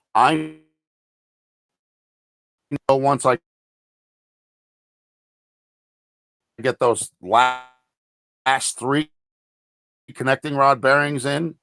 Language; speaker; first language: English; native; English